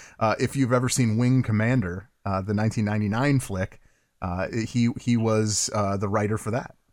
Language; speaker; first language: English; native; English